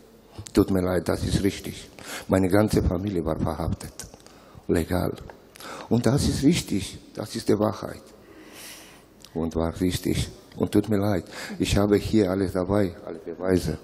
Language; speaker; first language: German; non-native, learner; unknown